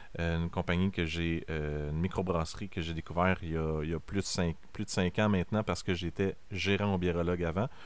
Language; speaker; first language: French; native; French